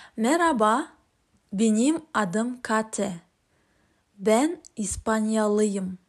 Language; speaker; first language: Turkish; non-native, fluent; Kazakh